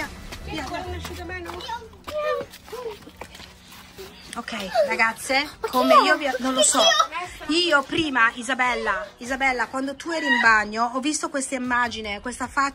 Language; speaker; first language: Italian; native; Italian